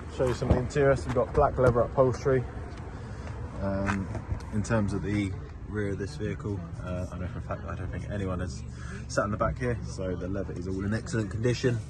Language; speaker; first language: English; native; English